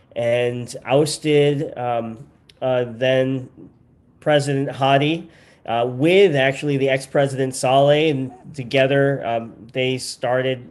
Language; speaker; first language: English; native; English